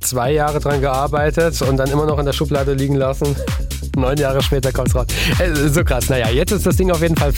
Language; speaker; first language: German; native; German